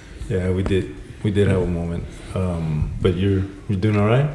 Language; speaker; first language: English; early bilingual, other home language; Spanish